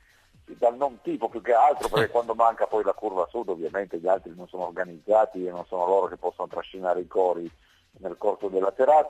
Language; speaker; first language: Italian; native; Italian